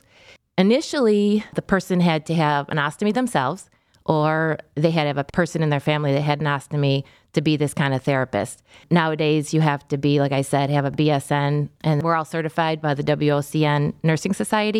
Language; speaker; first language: English; native; English